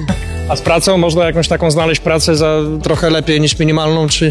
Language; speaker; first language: Polish; native; Polish